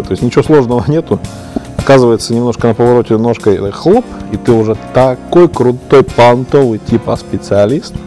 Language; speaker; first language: Russian; native; Russian